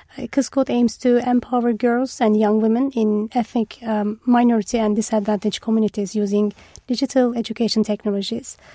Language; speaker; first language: English; non-native, fluent; Turkish